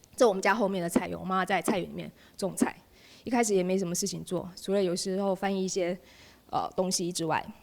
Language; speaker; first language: Chinese; native; Chinese